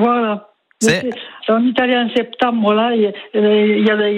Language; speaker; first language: French; native; French